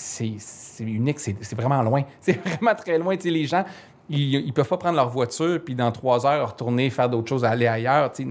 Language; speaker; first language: French; native; French